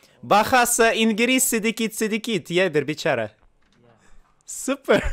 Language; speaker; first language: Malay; non-native, learner; Russian